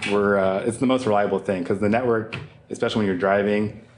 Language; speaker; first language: English; native; English